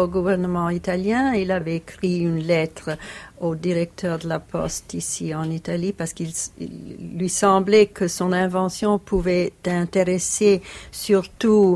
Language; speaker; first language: French; non-native, fluent; Italian